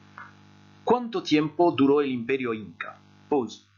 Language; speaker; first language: Spanish; non-native, fluent; French